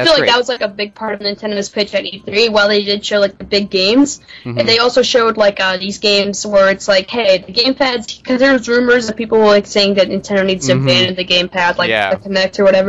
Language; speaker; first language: English; native; English